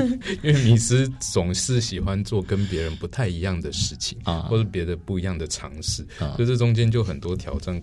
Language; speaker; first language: Chinese; native; Chinese